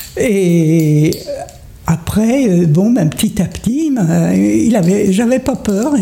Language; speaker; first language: French; native; French